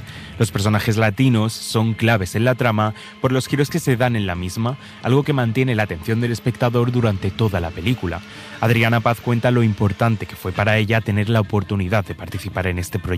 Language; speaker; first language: Spanish; native; Spanish